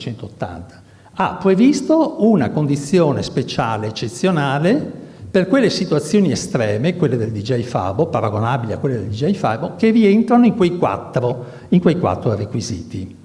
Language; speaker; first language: Italian; native; Italian